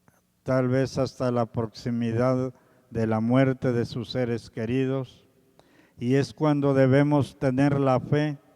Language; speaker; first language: Spanish; native; Spanish